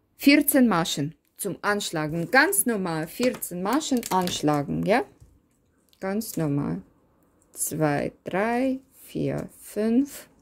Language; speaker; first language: German; non-native, learner; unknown